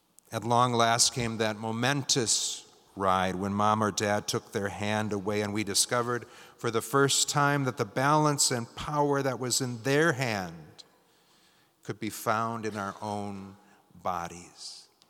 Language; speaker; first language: English; native; English